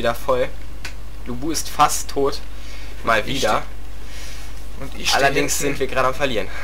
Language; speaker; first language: German; native; German